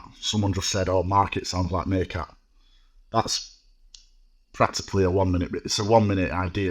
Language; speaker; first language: English; native; English